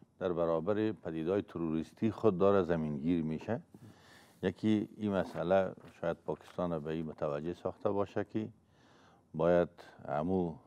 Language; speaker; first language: Persian; native; Persian